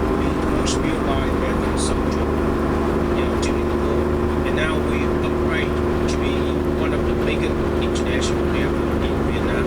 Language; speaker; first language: English; non-native, fluent; Vietnamese